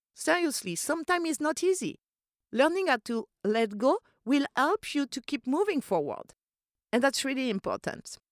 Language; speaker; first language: English; non-native, fluent; French